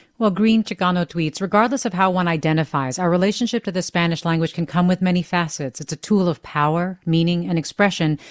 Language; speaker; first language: English; native; English